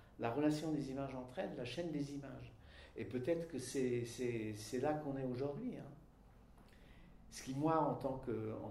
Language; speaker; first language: French; non-native, fluent; Czech